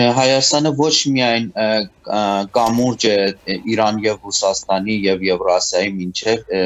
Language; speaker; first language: Armenian; early bilingual, heritage; Armenian